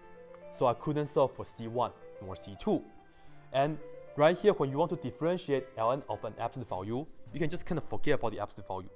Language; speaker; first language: English; non-native, fluent; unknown